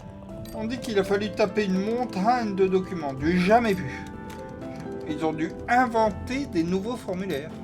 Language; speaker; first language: French; native; French